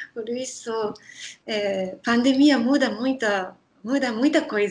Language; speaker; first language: Portuguese; non-native, learner; Japanese